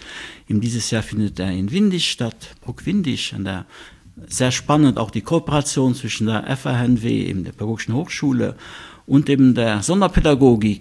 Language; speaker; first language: German; non-native, local second language; Luxembourgish